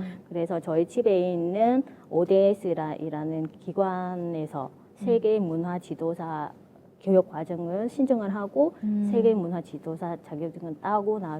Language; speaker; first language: Korean; non-native, fluent; Vietnamese